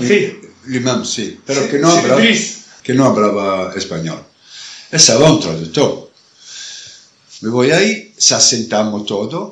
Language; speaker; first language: Spanish; non-native, learner; Italian